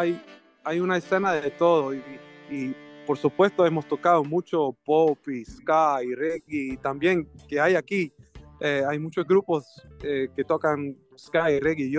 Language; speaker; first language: Spanish; non-native, fluent; Swedish